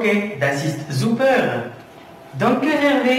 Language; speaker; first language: German; non-native, learner; French